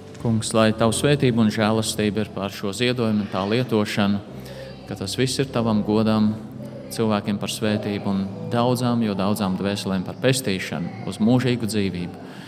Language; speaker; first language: Latvian; native; Latvian